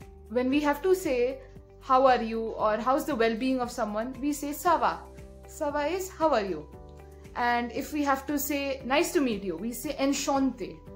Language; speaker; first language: English; non-native, local second language; Marathi